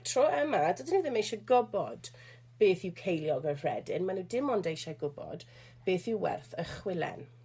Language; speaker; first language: Welsh; non-native, local second language; English